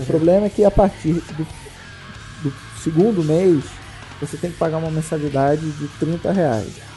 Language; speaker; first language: Portuguese; native; Portuguese